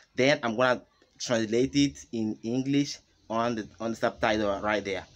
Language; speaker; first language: English; non-native, learner; Makhuwa